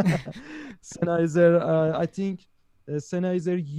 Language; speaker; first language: English; non-native, learner; Persian